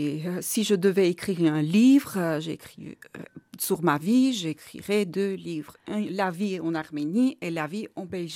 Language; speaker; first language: French; non-native, learner; Armenian